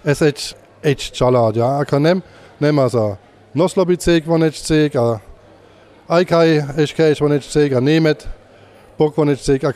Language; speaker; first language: Hungarian; non-native, learner; German